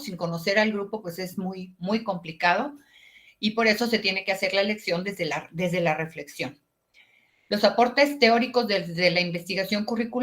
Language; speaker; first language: Spanish; native; Spanish